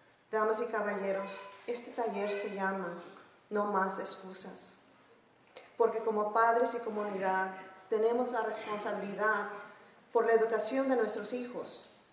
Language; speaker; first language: Spanish; early bilingual, heritage; Spanish